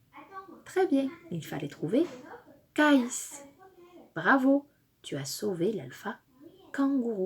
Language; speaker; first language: French; native; French